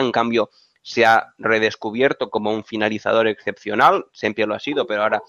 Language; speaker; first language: Spanish; native; Spanish